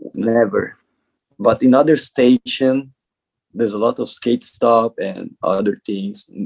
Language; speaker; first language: English; non-native, learner; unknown